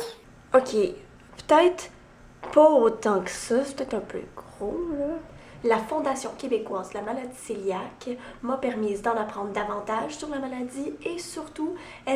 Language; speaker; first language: French; native; French